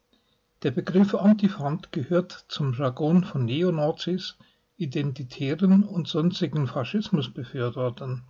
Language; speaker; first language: German; native; German